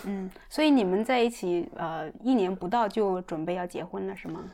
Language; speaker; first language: Chinese; native; Chinese